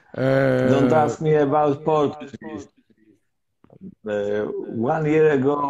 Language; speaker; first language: English; non-native, learner; Polish